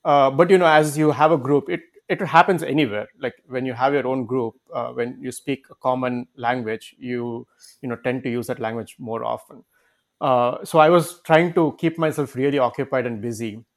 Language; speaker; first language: English; non-native, local second language; Kannada